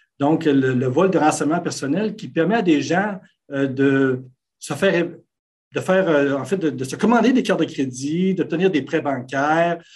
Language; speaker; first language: French; native; French